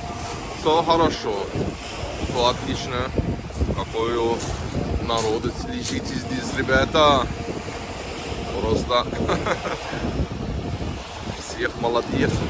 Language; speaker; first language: Russian; non-native, learner; Turkish